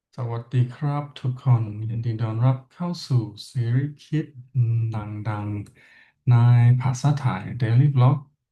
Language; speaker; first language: Thai; non-native, learner; English